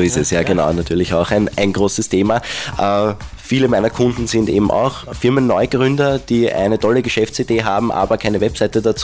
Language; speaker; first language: German; native; German